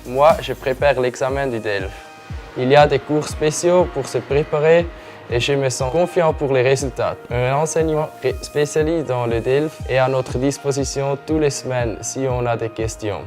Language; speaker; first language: French; non-native, fluent; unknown